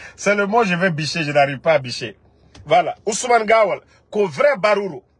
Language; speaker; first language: French; non-native, local second language; Mandingo